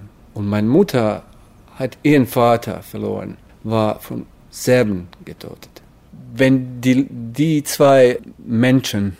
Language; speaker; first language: German; non-native, learner; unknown